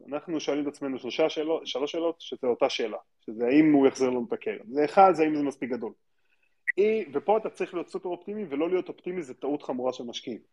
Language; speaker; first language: Hebrew; native; Hebrew